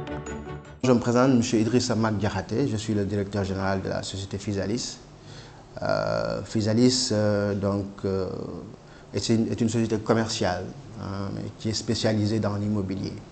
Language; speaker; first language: French; non-native, local second language; Wolof